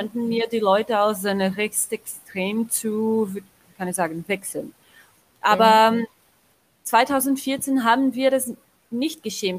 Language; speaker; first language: German; non-native, learner; Portuguese